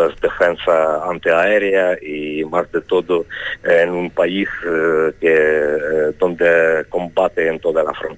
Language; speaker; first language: Spanish; non-native, fluent; Ukrainian